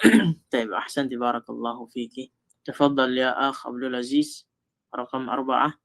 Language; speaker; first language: Arabic; non-native, fluent; Filipino